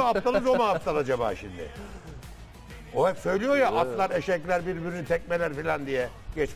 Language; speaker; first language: Turkish; native; Turkish